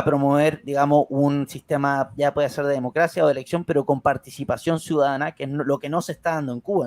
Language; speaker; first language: Spanish; native; Spanish